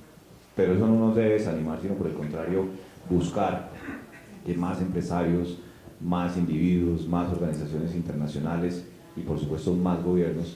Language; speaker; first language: Spanish; native; Spanish